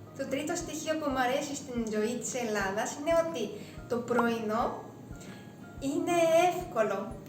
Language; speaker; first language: Greek; non-native, fluent; Japanese